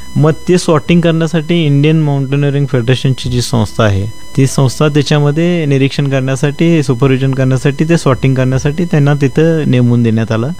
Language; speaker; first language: Marathi; native; Marathi